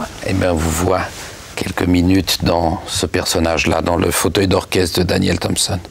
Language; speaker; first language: French; native; French